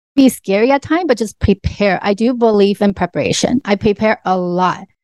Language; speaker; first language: English; early bilingual, other home language; Chinese